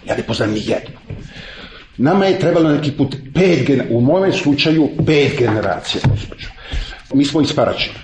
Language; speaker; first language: Serbian; early bilingual, heritage; Serbian